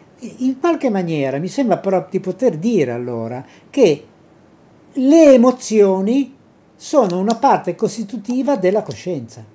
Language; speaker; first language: Italian; native; Italian